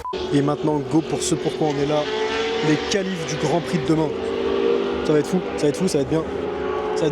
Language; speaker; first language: French; native; French